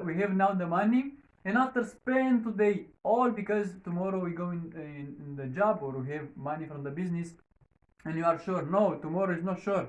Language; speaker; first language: English; non-native, learner; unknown